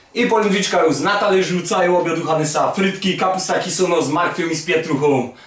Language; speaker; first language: Polish; native; Polish